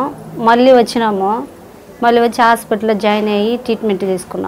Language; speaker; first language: Telugu; native; Telugu